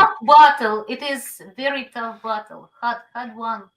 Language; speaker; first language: English; non-native, learner; Ukrainian